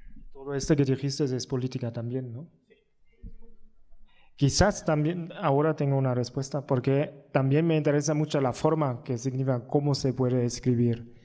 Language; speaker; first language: Spanish; non-native, learner; German